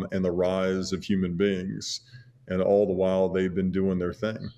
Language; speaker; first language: English; native; English